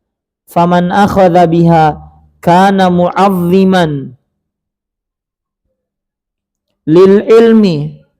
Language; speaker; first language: Arabic; non-native, fluent; Indonesian